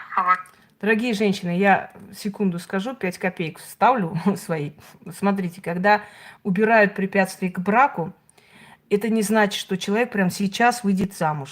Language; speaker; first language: Russian; native; Russian